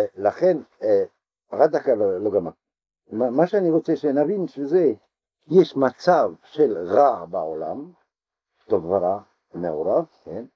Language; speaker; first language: Hebrew; non-native, fluent; French